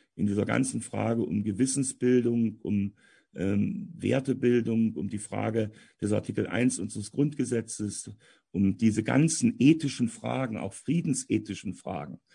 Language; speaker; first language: German; native; German